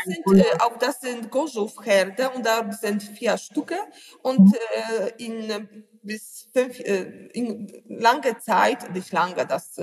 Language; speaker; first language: German; non-native, learner; Polish